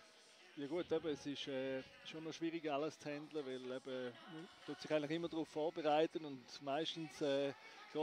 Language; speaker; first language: German; native; German